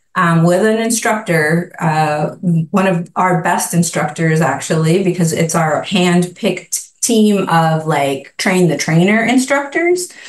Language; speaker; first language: English; native; English